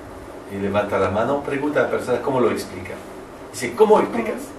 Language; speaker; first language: Spanish; non-native, learner; French